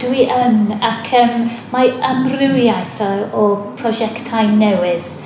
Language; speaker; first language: Welsh; non-native, fluent; English